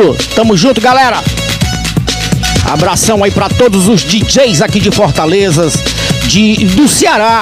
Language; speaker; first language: Portuguese; native; Portuguese